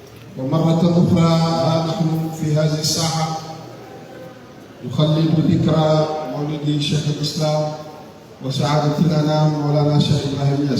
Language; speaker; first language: Arabic; non-native, fluent; Wolof